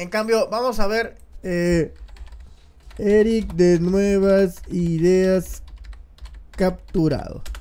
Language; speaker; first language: Spanish; native; Spanish